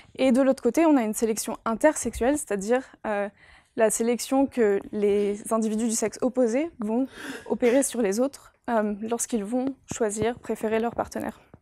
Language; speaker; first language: French; native; French